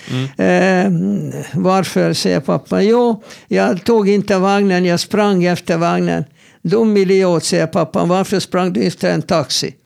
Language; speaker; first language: Swedish; non-native, fluent; Hebrew